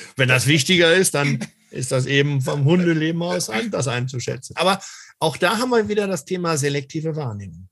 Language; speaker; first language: German; native; German